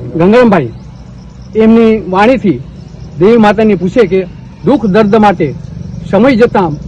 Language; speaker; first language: Gujarati; non-native, local second language; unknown